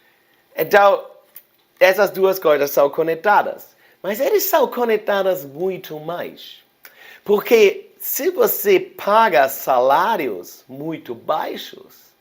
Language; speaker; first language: Portuguese; non-native, fluent; German